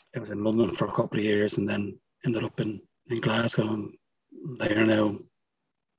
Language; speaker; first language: English; native; English